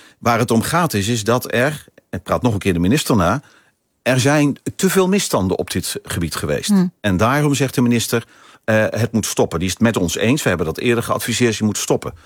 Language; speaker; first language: Dutch; native; Dutch